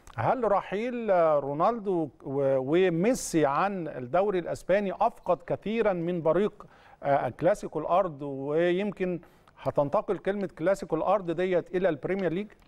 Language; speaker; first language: Arabic; native; Arabic